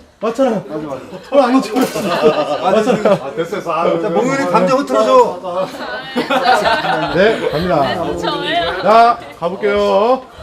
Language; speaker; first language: Korean; native; Korean